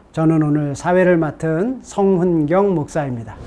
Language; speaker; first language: Korean; native; Korean